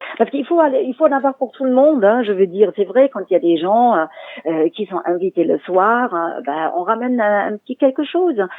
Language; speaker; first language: French; non-native, fluent; German